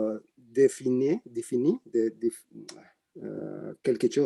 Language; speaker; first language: French; non-native, learner; Spanish